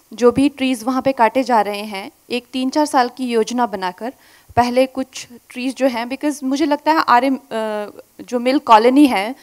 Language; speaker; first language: Hindi; native; Hindi